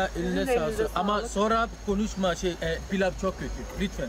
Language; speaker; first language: Turkish; non-native, learner; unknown